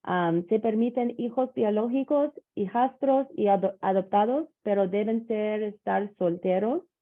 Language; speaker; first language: Spanish; non-native, learner; English